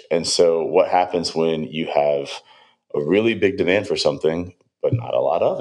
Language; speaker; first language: English; native; English